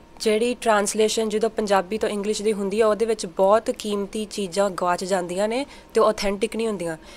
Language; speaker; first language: Punjabi; early bilingual, heritage; Punjabi